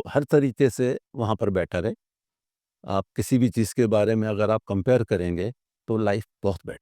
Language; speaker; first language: Hindi; native; Hindi